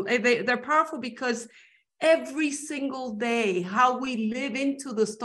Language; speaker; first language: English; early bilingual, other home language; Spanish